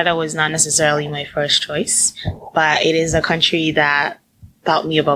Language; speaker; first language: English; non-native, local second language; Akan